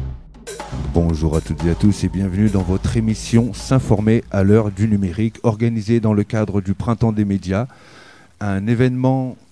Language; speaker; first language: French; native; French